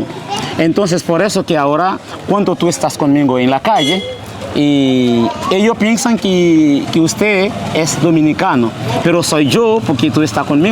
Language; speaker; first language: Spanish; early bilingual, heritage; Haitian Creole